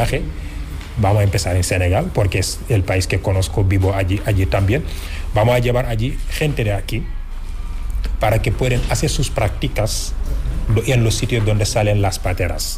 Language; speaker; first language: Spanish; non-native, fluent; Wolof